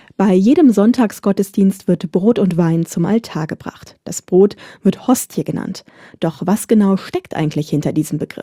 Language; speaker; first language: German; native; German